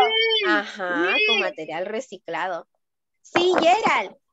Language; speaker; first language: Spanish; native; Spanish